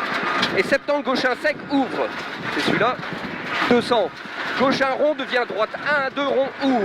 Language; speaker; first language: French; native; French